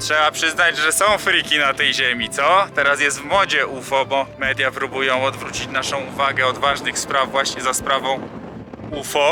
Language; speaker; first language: Polish; native; Polish